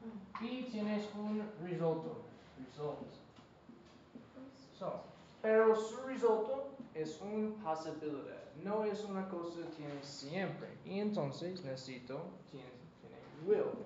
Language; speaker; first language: Spanish; non-native, learner; English